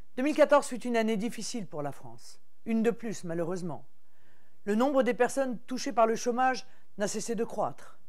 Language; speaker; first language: French; native; French